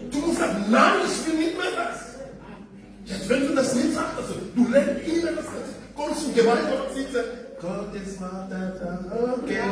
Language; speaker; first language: German; non-native, learner; French